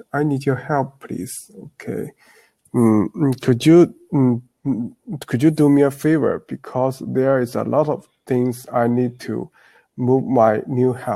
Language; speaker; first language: English; non-native, learner; Chinese